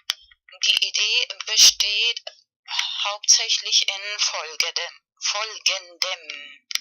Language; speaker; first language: German; non-native, fluent; Spanish